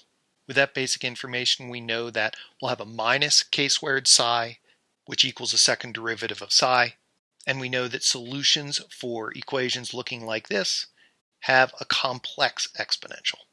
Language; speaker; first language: English; native; English